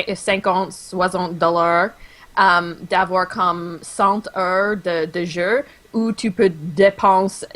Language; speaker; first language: French; non-native, local second language; English